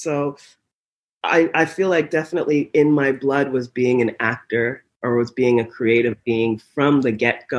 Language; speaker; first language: English; native; English